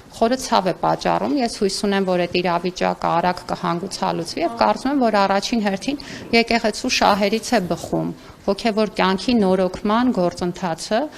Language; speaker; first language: Armenian; native; Armenian